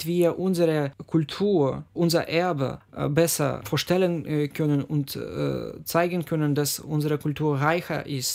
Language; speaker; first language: German; non-native, fluent; Ukrainian